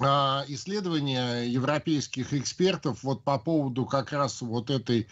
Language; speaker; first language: Russian; native; Russian